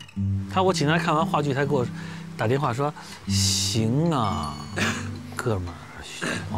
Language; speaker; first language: Chinese; native; Chinese